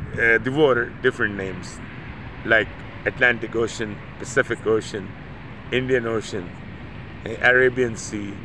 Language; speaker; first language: English; non-native, local second language; Urdu